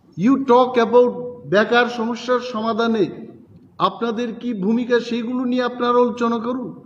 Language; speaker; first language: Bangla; non-native, local second language; Kok Borok